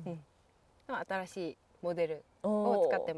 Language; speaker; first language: Japanese; non-native, learner; Korean